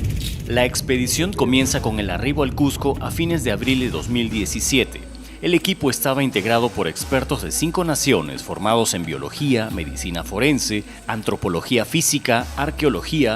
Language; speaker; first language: Spanish; native; Spanish